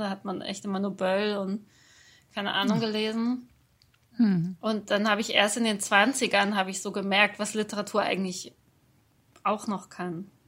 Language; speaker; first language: German; early bilingual, other home language; Persian